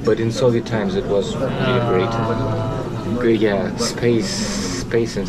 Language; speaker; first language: English; non-native, fluent; Russian